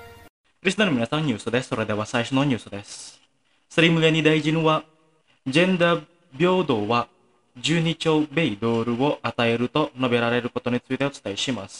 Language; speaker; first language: Japanese; non-native, fluent; Indonesian